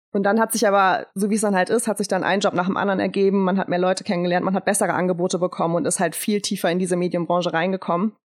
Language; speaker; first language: German; early bilingual, other home language; Turkish